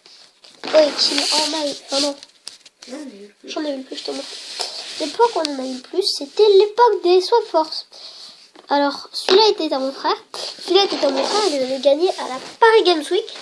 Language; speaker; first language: French; native; French